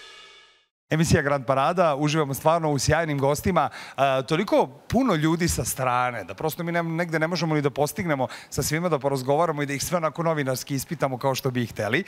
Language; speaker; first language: Serbian; native; Serbian